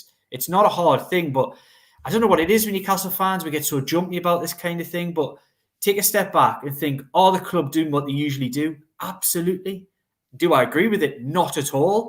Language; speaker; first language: English; native; English